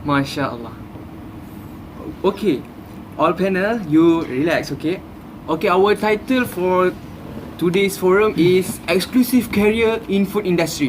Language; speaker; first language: English; non-native, learner; Malay